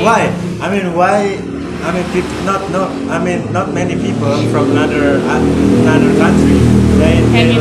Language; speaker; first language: English; non-native, learner; Indonesian